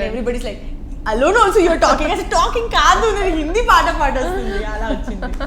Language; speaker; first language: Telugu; non-native, learner; Gujarati